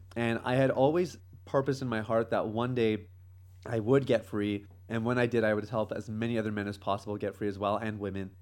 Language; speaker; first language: English; native; English